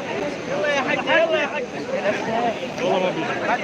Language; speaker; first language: Arabic; native; Arabic